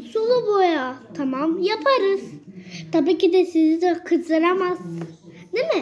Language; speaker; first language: Turkish; early bilingual, heritage; Turkish